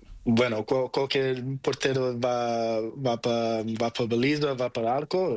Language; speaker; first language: Spanish; non-native, learner; Portuguese